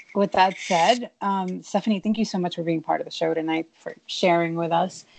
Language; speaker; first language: English; early bilingual, other home language; Spanish